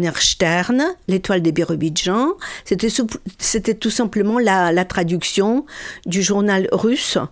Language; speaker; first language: French; non-native, fluent; Russian